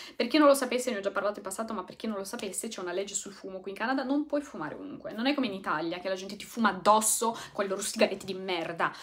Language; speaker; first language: Italian; native; Italian